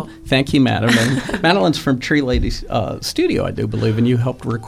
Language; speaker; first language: English; native; English